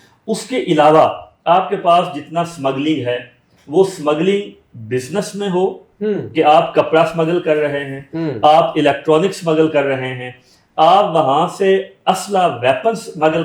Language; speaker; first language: Urdu; native; Urdu